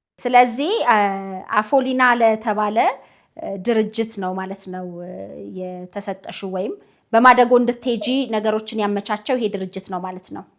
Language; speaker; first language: Amharic; native; Amharic